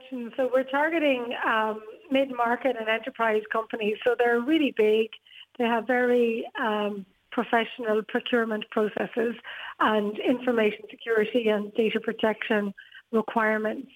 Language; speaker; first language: English; native; English